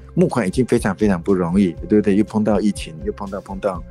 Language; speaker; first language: Chinese; non-native, local second language; Amis